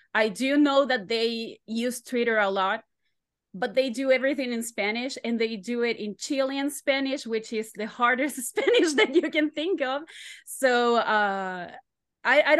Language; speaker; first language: English; non-native, fluent; Spanish